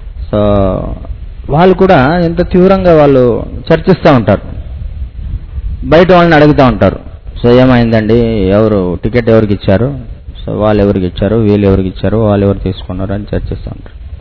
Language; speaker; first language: Telugu; non-native, fluent; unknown